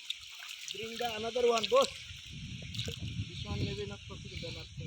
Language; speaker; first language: English; non-native, learner; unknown